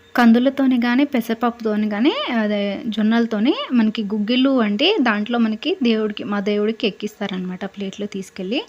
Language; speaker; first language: Telugu; non-native, local second language; Lambadi